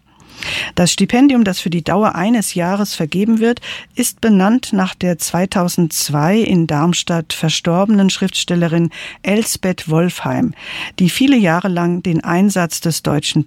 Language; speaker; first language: German; native; German